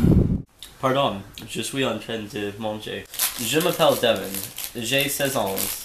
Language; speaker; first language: French; non-native, learner; English